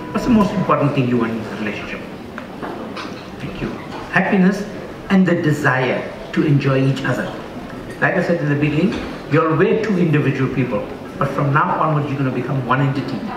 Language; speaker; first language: English; native; English